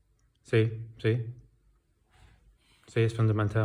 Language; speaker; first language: Spanish; non-native, learner; English